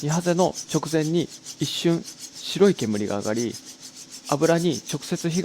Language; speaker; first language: Japanese; native; Japanese